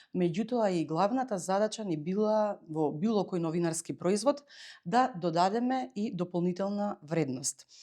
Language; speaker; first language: Macedonian; native; Macedonian